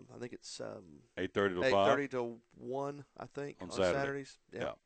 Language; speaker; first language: English; native; English